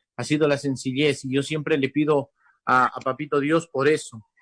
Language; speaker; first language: Spanish; native; Spanish